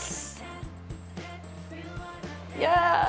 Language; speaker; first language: Korean; non-native, learner; German